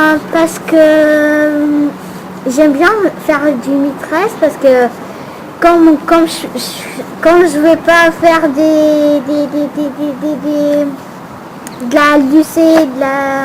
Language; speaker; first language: French; early bilingual, other home language; Albanian